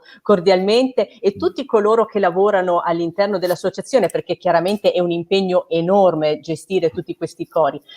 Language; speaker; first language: Italian; native; Italian